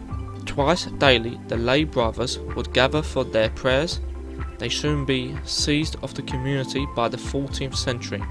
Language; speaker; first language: English; non-native, fluent; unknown